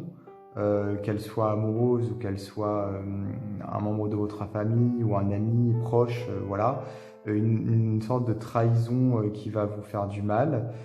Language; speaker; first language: French; native; French